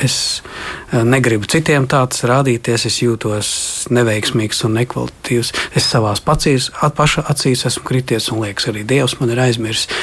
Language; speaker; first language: Latvian; native; Latvian